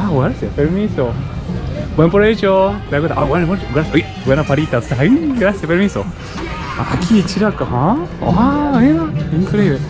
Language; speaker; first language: Spanish; non-native, learner; Japanese